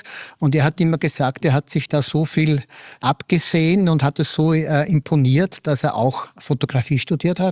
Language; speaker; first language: German; native; German